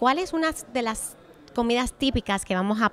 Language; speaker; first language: Spanish; early bilingual, heritage; Spanish